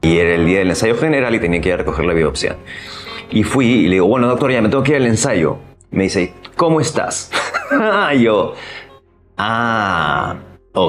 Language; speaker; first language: Spanish; native; Spanish